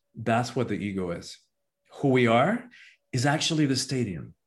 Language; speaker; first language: English; early bilingual, other home language; Spanish